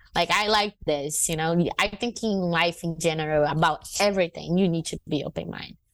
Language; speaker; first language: English; non-native, fluent; Portuguese